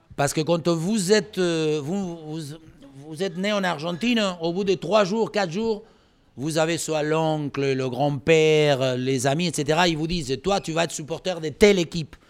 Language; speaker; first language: French; non-native, fluent; Spanish